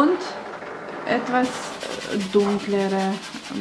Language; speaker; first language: German; non-native, fluent; Russian